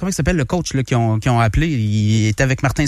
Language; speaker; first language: French; native; French